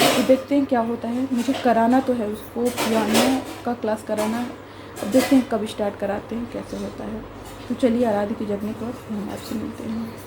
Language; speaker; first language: Hindi; native; Hindi